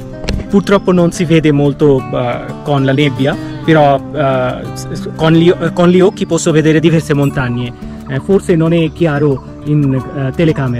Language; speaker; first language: Italian; non-native, fluent; Bangla